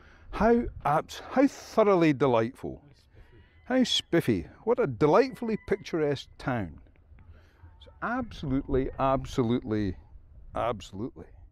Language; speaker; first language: English; native; English